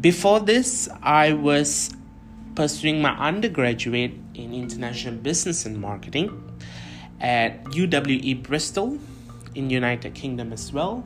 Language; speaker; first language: English; non-native, local second language; Tamil